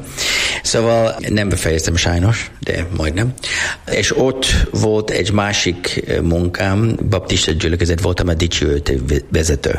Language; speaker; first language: Hungarian; non-native, learner; English